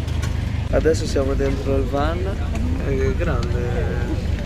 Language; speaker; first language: Italian; early bilingual, other home language; Filipino